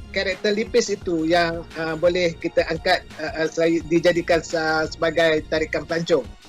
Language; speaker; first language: Malay; native; Malay